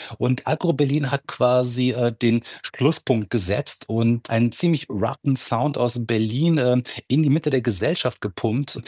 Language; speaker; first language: German; early bilingual, other home language; Turkish